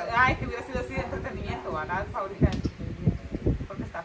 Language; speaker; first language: Spanish; native; Spanish